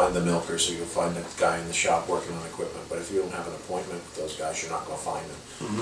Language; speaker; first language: English; native; English